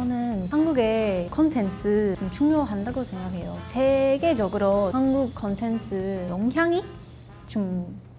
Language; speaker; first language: Korean; non-native, learner; English